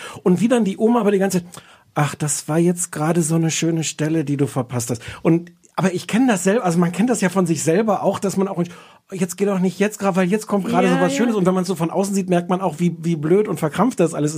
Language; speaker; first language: German; native; German